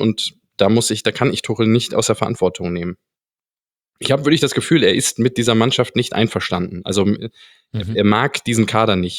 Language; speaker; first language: German; native; German